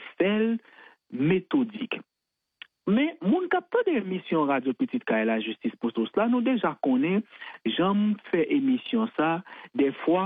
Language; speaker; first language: French; non-native, local second language; Haitian Creole